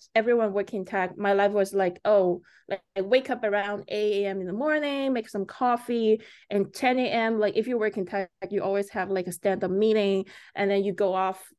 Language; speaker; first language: English; early bilingual, other home language; Chinese